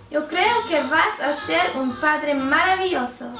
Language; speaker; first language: Spanish; non-native, learner; English